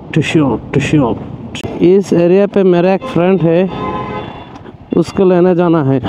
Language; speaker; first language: Hindi; non-native, fluent; Bangla